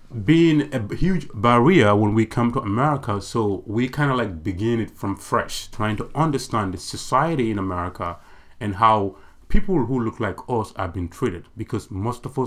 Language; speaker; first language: English; non-native, local second language; Mandingo